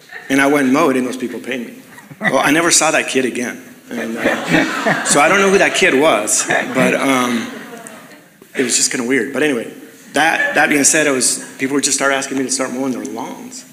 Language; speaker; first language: English; early bilingual, other home language; Spanish